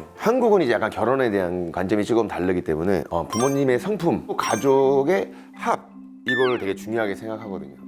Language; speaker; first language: Korean; native; Korean